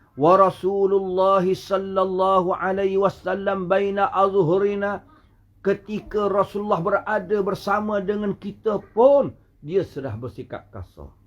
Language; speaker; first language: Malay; native; Malay